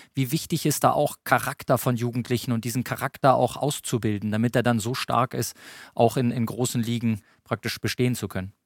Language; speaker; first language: German; native; German